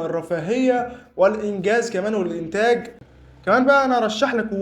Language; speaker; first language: Arabic; native; Arabic